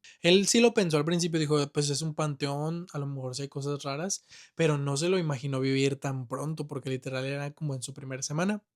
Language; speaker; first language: Spanish; native; Spanish